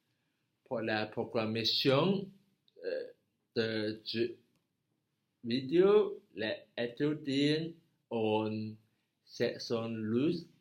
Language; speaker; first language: French; non-native, learner; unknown